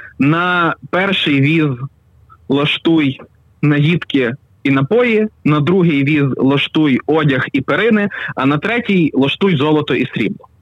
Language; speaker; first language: Ukrainian; native; Ukrainian